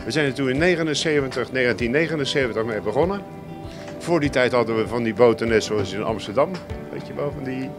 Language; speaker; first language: Dutch; native; Dutch